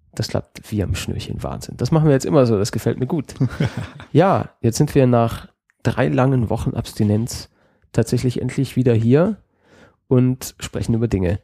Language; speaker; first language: German; native; German